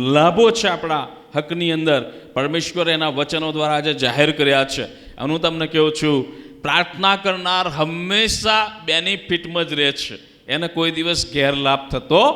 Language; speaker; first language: Gujarati; native; Gujarati